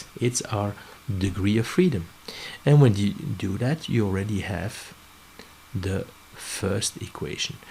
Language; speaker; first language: English; non-native, fluent; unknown